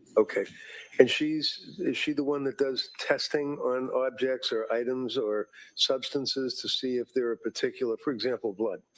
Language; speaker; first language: English; native; English